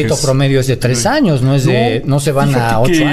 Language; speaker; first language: Spanish; native; Spanish